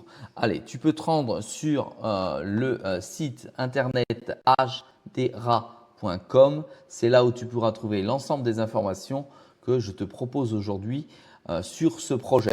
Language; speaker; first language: French; native; French